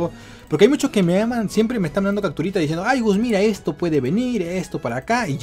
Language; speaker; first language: Spanish; native; Spanish